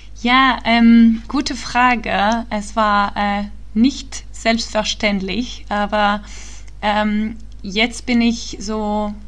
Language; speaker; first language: German; early bilingual, heritage; German